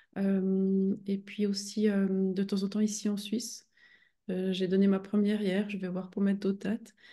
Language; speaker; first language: French; native; French